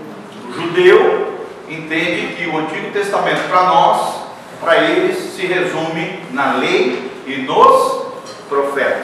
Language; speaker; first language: Portuguese; native; Portuguese